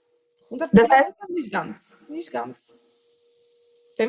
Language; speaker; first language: German; non-native, learner; Polish